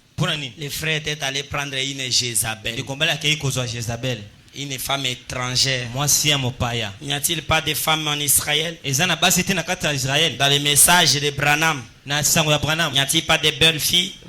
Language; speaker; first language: Haitian Creole; non-native, local second language; Lingala